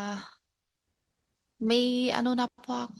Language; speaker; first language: Filipino; non-native, learner; Chinese